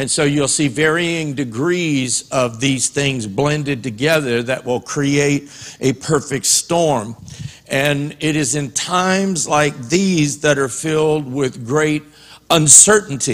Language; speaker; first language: English; native; English